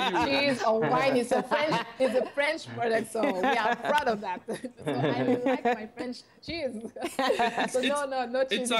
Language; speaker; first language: English; non-native, fluent; French